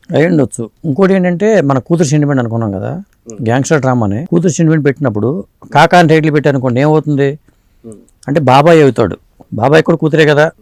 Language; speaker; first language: Telugu; native; Telugu